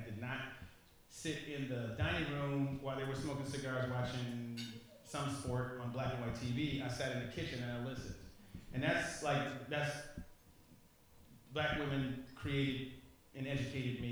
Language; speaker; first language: English; native; English